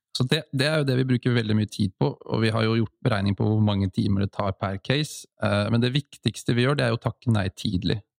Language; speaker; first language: Norwegian; native; Norwegian